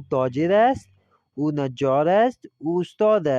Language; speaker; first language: Persian; non-native, fluent; Urdu